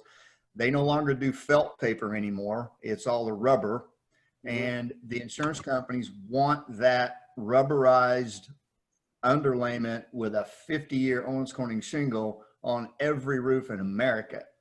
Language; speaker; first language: English; native; English